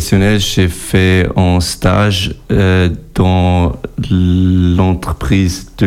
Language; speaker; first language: French; non-native, local second language; German